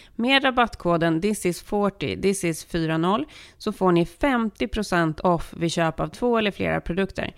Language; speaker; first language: Swedish; early bilingual, heritage; Swedish